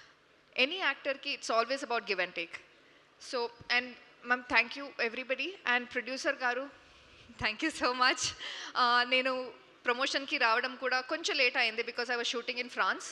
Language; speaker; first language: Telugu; non-native, local second language; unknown